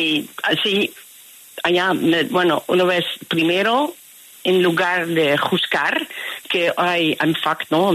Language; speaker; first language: Spanish; non-native, fluent; Dutch